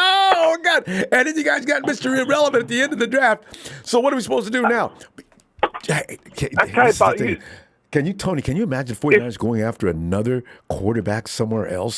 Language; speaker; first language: English; native; English